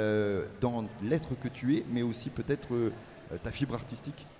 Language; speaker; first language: French; native; French